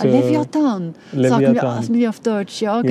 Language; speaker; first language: German; native; German